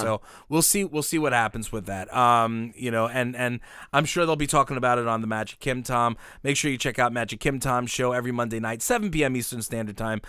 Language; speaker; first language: English; native; English